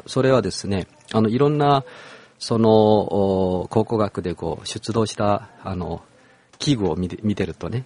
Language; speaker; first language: Japanese; non-native, fluent; Korean